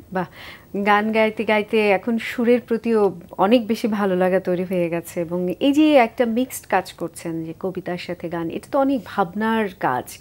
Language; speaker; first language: Bangla; native; Bangla